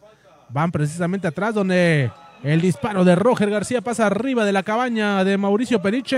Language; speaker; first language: Spanish; native; Spanish